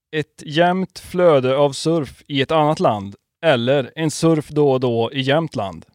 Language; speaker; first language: Swedish; native; Swedish